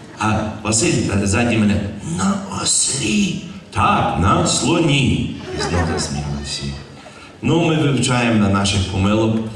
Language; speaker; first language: Ukrainian; early bilingual, heritage; Ukrainian